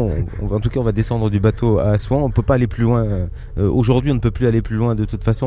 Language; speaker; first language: French; native; French